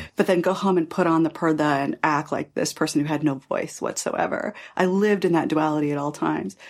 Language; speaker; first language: English; early bilingual, other home language; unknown